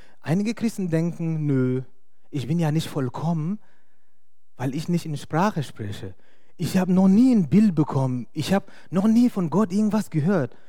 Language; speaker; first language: German; non-native, fluent; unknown